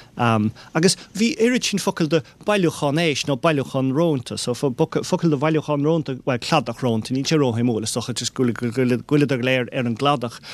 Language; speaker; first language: Irish; non-native, local second language; English